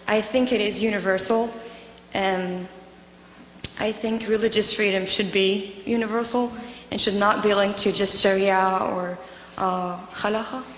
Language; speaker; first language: English; non-native, fluent; Arabic